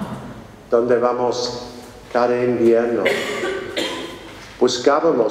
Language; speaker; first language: Spanish; non-native, fluent; English